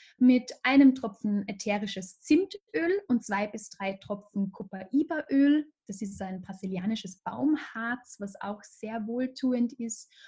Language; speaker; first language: German; native; German